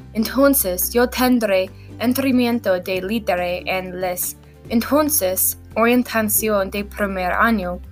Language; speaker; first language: Spanish; non-native, learner; English